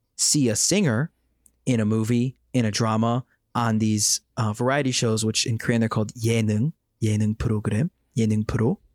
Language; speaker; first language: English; native; English